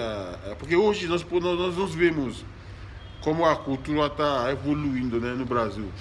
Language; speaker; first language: Portuguese; non-native, fluent; Yoruba